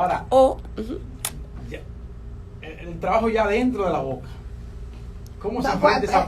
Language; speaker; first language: Spanish; native; Spanish